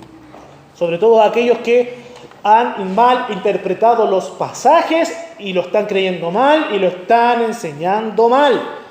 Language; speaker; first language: Spanish; native; Spanish